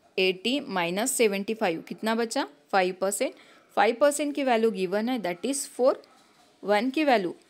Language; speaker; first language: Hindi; non-native, local second language; Marathi